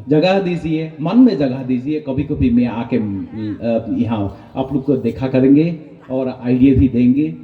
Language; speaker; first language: Hindi; non-native, local second language; Bangla